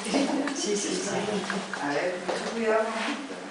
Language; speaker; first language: Spanish; native; Spanish